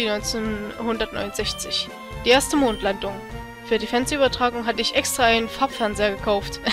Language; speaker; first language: German; native; German